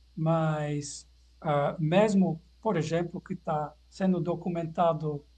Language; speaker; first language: Portuguese; non-native, fluent; Dutch